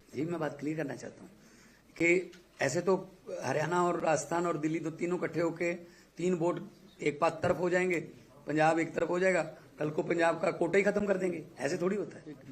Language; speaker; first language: Hindi; non-native, local second language; Punjabi